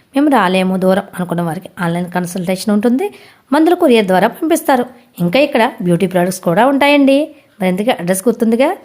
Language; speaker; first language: Telugu; native; Telugu